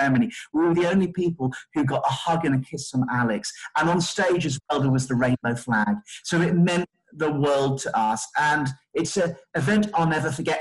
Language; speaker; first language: English; native; English